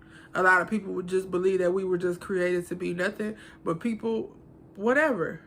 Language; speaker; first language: English; native; English